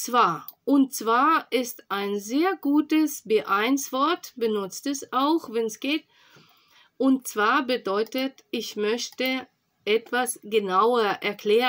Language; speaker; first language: German; non-native, fluent; Russian